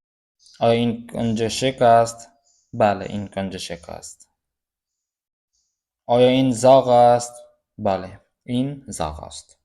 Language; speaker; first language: Persian; non-native, fluent; Urdu